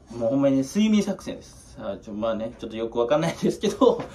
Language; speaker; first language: Japanese; native; Japanese